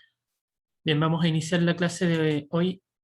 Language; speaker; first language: Spanish; native; Spanish